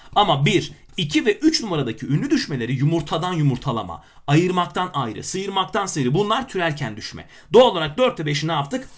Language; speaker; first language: Turkish; native; Turkish